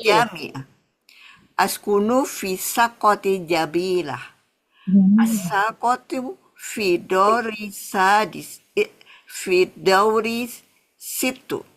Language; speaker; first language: Arabic; non-native, learner; Indonesian